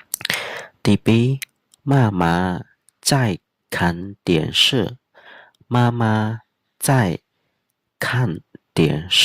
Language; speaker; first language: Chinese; non-native, fluent; Khmer